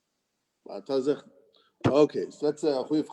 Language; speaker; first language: Dutch; non-native, fluent; English